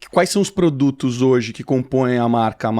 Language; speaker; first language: Portuguese; native; Portuguese